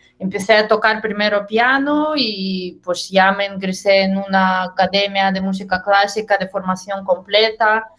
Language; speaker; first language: Spanish; non-native, fluent; Russian